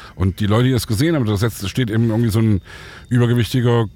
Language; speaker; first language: German; native; German